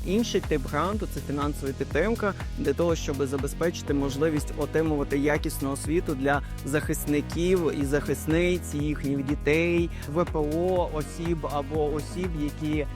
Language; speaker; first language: Ukrainian; native; Ukrainian